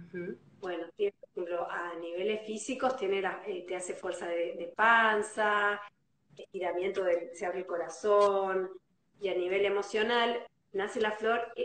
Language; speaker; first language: Spanish; native; Spanish